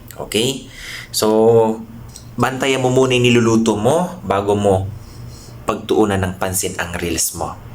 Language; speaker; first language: Filipino; non-native, local second language; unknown